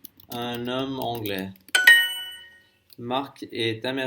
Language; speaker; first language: French; non-native, learner; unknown